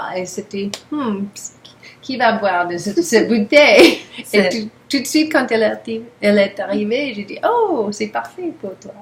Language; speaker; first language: French; non-native, learner; English